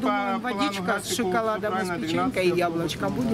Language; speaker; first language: Russian; native; Russian